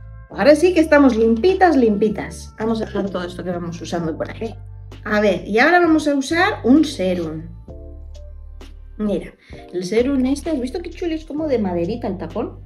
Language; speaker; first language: Spanish; native; Spanish